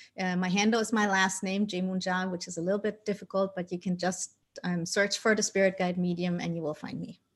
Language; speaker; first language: English; non-native, fluent; German